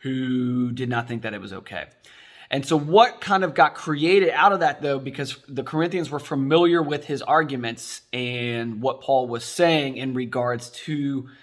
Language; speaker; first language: English; native; English